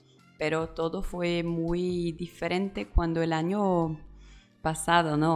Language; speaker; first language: Spanish; non-native, learner; Portuguese